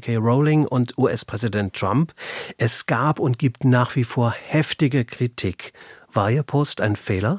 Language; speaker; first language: German; native; German